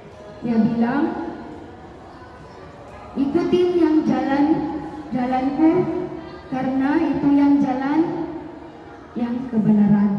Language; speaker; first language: Indonesian; non-native, learner; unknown